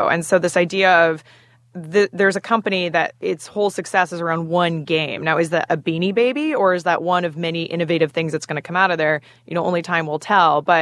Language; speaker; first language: English; native; English